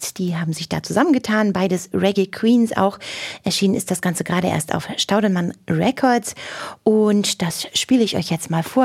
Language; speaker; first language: German; native; German